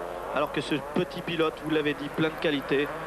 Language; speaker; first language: French; native; French